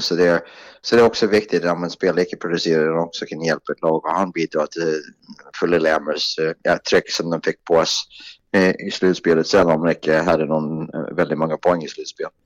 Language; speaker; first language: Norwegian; non-native, fluent; Swedish